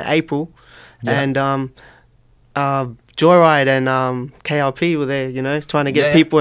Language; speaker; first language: English; native; English